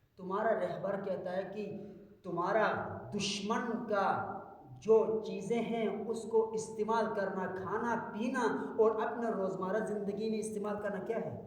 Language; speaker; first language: Urdu; non-native, local second language; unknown